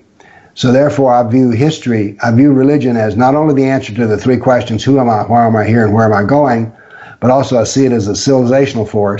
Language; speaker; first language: English; native; English